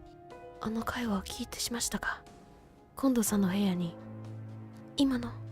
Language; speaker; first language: Japanese; non-native, learner; Vietnamese